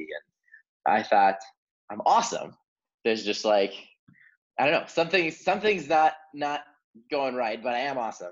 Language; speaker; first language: English; early bilingual, other home language; Hebrew